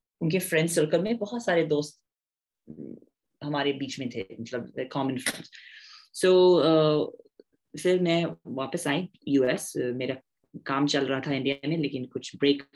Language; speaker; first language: Hindi; non-native, fluent; English